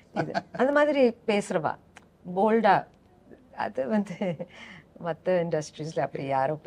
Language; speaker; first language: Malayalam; non-native, learner; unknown